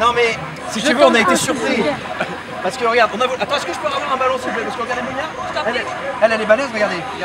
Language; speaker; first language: French; native; French